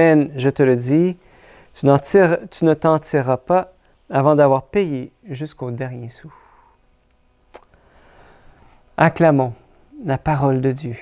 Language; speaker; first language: French; native; French